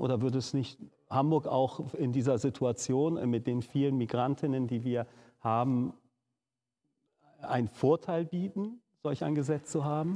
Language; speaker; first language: German; native; German